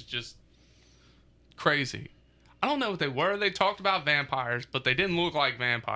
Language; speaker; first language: English; native; English